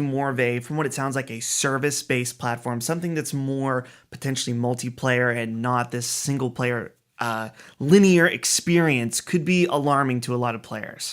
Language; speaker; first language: English; native; English